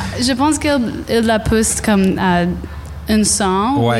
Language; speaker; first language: French; non-native, learner; English